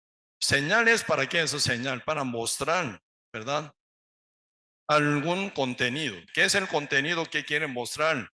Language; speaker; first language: Spanish; non-native, learner; Korean